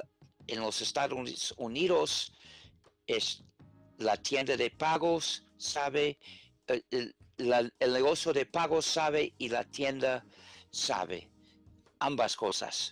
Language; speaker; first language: Spanish; non-native, fluent; English